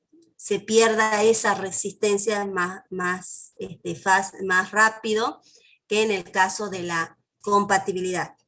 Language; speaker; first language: Spanish; native; Spanish